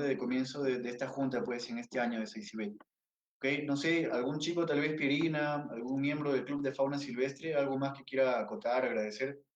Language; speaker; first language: Spanish; native; Spanish